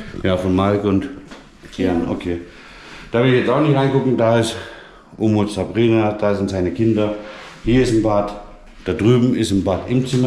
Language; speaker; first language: German; native; German